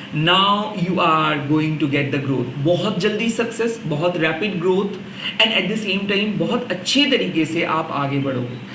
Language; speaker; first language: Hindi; non-native, local second language; Bangla